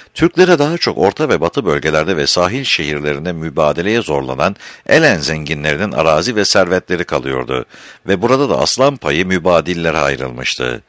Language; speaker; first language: Turkish; native; Turkish